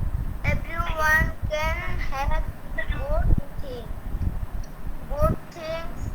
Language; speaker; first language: English; non-native, learner; Bangla